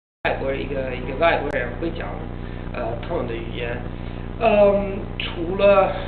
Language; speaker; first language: Chinese; non-native, learner; Italian